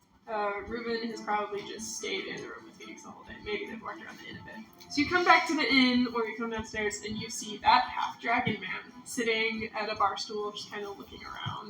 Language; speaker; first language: English; native; English